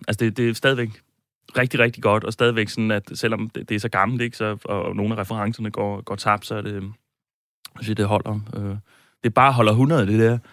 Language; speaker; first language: Danish; native; Danish